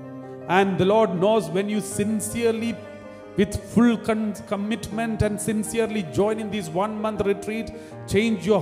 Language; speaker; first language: English; non-native, local second language; Malayalam